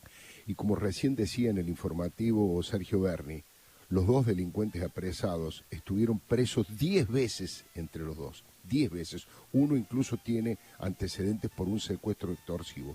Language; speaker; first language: Spanish; native; Spanish